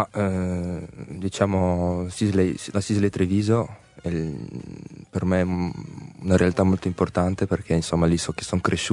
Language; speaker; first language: Italian; early bilingual, other home language; Russian